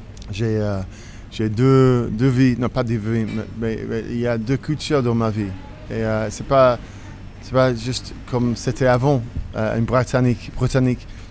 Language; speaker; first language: French; non-native, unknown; English